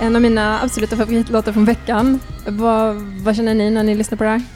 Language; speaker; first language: Swedish; native; Swedish